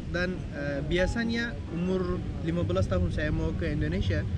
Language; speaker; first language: Indonesian; non-native, learner; Turkish